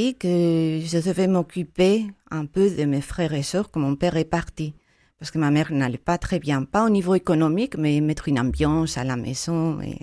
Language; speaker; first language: French; non-native, fluent; Spanish